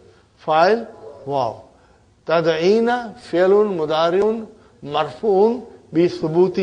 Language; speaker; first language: Arabic; non-native, fluent; Urdu